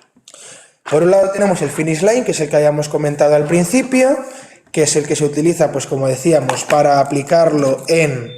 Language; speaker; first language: Spanish; native; Spanish